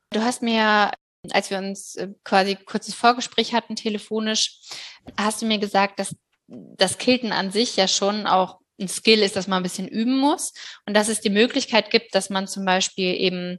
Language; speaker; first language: German; native; German